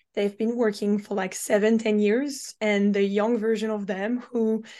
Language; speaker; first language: English; non-native, fluent; French